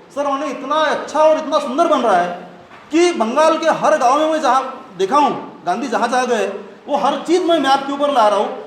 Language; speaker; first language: Hindi; non-native, local second language; Marathi